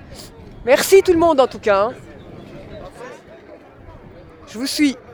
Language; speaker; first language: French; native; French